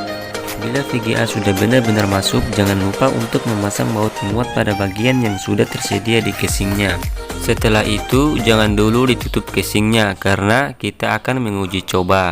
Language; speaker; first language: Indonesian; native; Indonesian